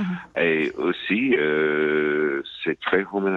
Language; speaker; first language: French; non-native, fluent; English